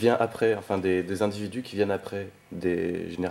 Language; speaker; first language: French; native; French